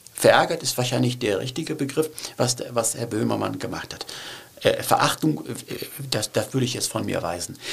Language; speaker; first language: German; early bilingual, other home language; Turkish